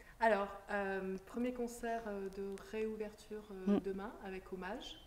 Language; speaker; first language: French; native; French